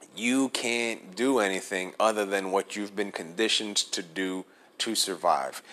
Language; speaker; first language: English; native; English